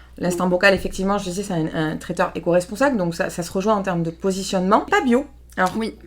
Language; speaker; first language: French; native; French